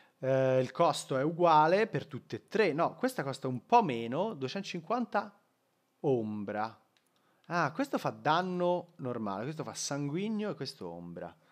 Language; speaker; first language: Italian; native; Italian